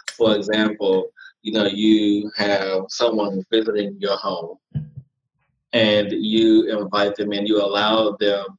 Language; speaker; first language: English; native; English